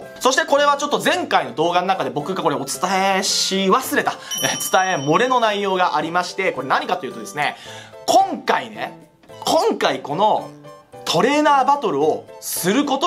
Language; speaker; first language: Japanese; native; Japanese